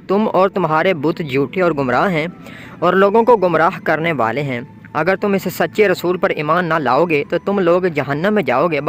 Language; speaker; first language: Urdu; native; Urdu